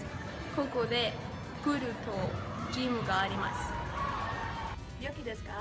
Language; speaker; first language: Japanese; non-native, learner; English